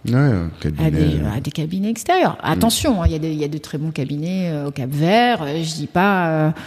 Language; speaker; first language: French; early bilingual, other home language; Kabuverdianu